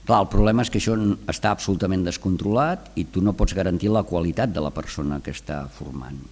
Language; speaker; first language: Catalan; native; Catalan